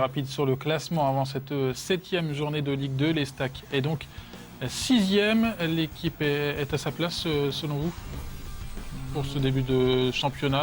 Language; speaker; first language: French; native; French